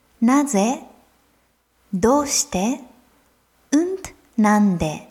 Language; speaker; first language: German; non-native, fluent; Japanese